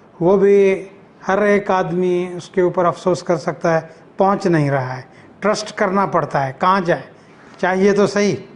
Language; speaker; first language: Urdu; non-native, local second language; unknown